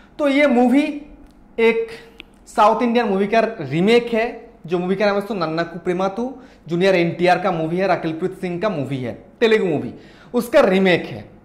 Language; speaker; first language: Hindi; non-native, local second language; Bangla